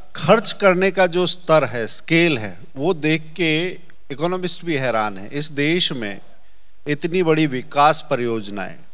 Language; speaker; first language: Hindi; native; Hindi